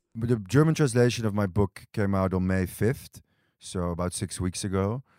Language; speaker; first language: English; non-native, fluent; Dutch